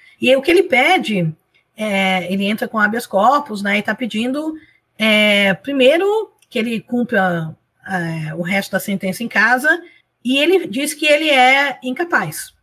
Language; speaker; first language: Portuguese; early bilingual, other home language; Spanish